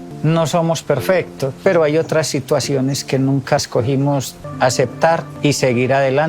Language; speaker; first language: Spanish; native; Spanish